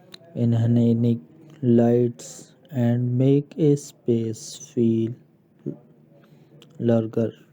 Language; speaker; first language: English; non-native, local second language; Urdu